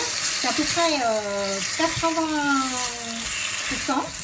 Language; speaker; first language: French; non-native, learner; Thai